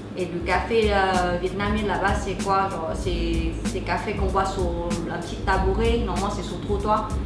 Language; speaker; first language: French; non-native, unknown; Vietnamese